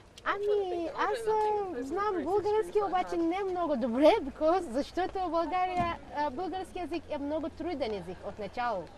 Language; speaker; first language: Bulgarian; non-native, learner; Hausa